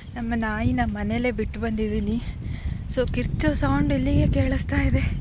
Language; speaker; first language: Kannada; non-native, local second language; Tulu